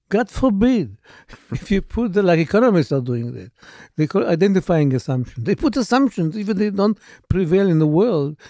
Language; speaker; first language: English; non-native, fluent; Hebrew